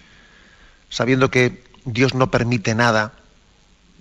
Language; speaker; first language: Spanish; native; Spanish